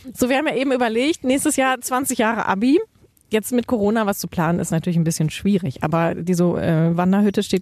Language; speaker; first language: German; native; German